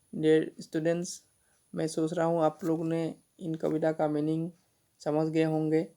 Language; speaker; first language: Hindi; non-native, local second language; Assamese